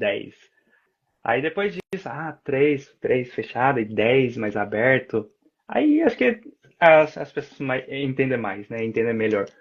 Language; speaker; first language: Portuguese; non-native, fluent; Japanese